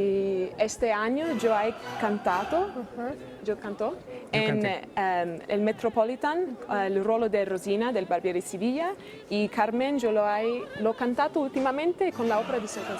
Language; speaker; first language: Spanish; non-native, fluent; Italian